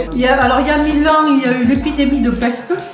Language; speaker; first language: French; native; French